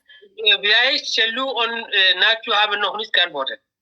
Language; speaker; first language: German; non-native, learner; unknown